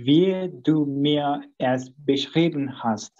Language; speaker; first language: German; non-native, fluent; Turkish